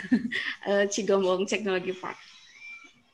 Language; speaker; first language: English; non-native, learner; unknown